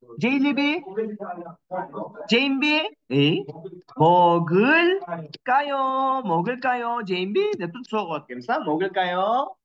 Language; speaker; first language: Korean; non-native, fluent; Kyrgyz